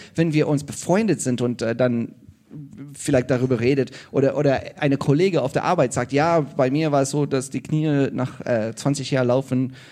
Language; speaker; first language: German; non-native, fluent; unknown